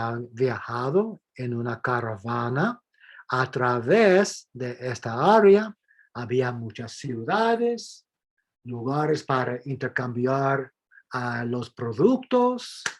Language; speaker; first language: Spanish; non-native, fluent; English